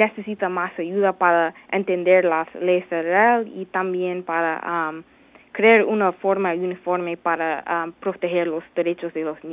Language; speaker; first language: Spanish; non-native, learner; English